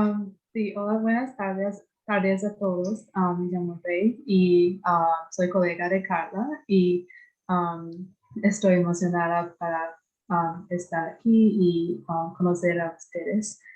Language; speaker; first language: Spanish; non-native, fluent; English